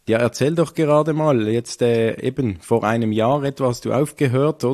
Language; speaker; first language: German; native; German